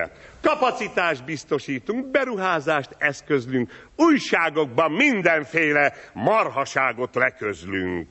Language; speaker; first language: Hungarian; native; Hungarian